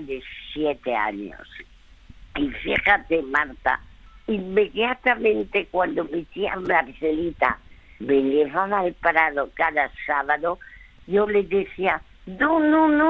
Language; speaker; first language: Spanish; early bilingual, other home language; French